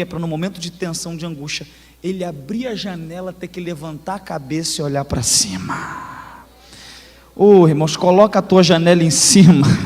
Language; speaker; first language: Portuguese; native; Portuguese